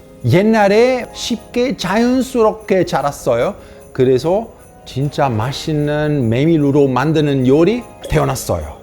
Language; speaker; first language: Korean; non-native, fluent; Italian